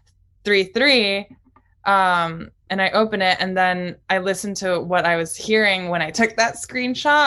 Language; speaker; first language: English; early bilingual, other home language; Japanese